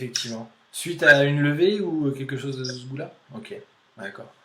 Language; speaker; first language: French; native; French